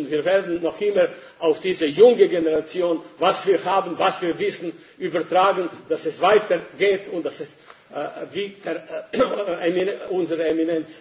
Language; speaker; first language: German; non-native, fluent; Serbian